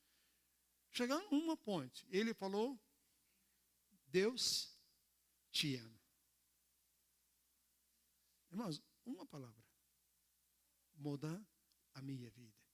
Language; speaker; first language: Portuguese; non-native, learner; Arabic